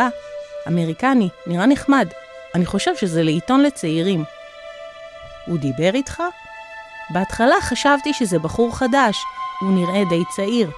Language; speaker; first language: Hebrew; native; Hebrew